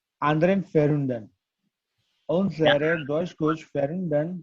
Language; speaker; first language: German; non-native, learner; Gujarati